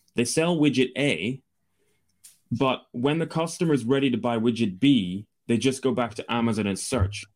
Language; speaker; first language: English; native; English